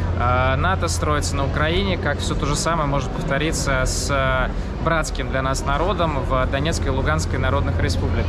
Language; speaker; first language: Russian; native; Russian